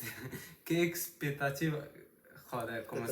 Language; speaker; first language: Spanish; non-native, fluent; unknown